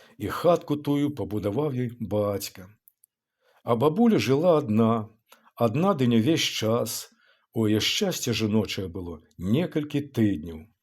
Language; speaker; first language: Belarusian; native; Belarusian